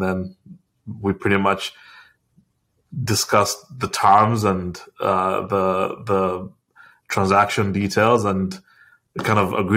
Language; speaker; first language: English; non-native, local second language; Ganda